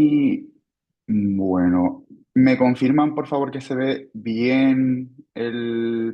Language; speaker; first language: Spanish; native; Spanish